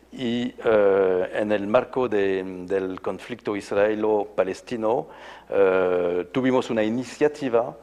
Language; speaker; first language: Spanish; non-native, fluent; French